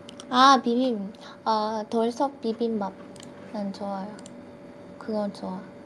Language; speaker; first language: Korean; non-native, learner; Indonesian